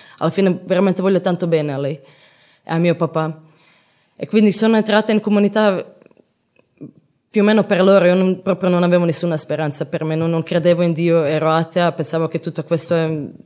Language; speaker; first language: Italian; non-native, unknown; Croatian